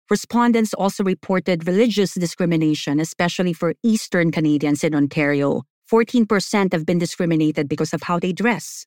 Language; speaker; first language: English; non-native, local second language; Filipino